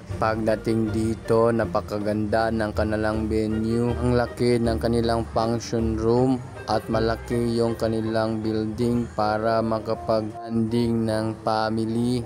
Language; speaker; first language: Filipino; non-native, local second language; Cebuano